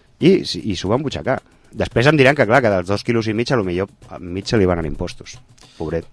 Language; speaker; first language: Catalan; non-native, local second language; Spanish